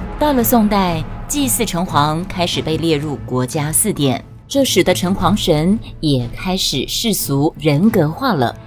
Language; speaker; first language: Chinese; native; Chinese